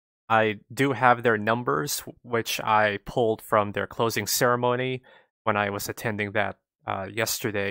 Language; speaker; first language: English; native; English